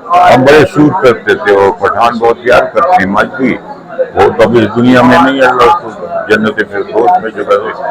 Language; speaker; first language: Urdu; non-native, local second language; Pashto